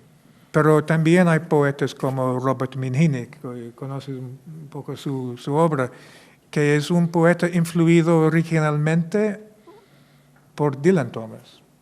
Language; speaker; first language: Spanish; non-native, fluent; English